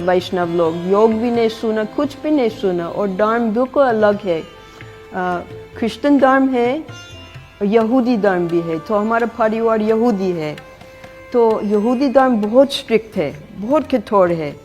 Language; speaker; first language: Hindi; non-native, fluent; English